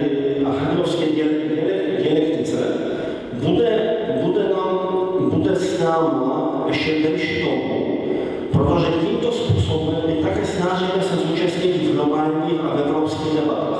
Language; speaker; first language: Czech; non-native, fluent; Polish